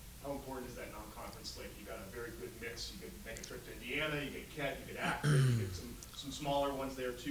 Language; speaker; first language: English; native; English